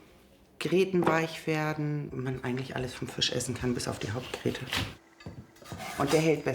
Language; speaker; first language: German; native; German